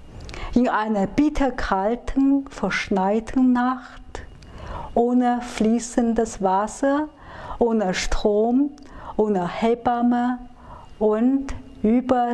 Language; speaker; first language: German; non-native, fluent; Chinese